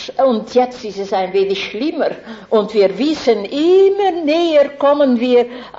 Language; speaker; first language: German; non-native, fluent; Dutch